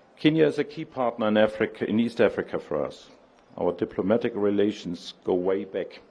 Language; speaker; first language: English; non-native, fluent; German